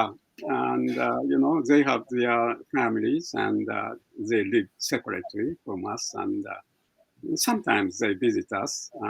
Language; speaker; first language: English; non-native, fluent; Japanese